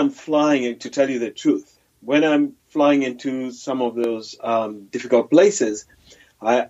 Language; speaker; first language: English; non-native, local second language; Ganda